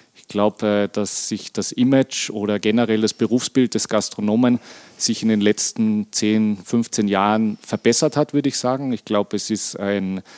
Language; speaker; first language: German; native; German